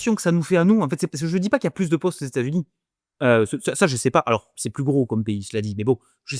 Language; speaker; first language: French; native; French